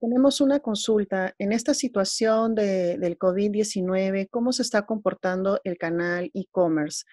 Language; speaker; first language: Spanish; native; Spanish